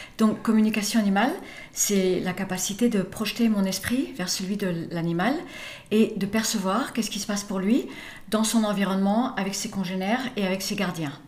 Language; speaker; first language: French; early bilingual, other home language; English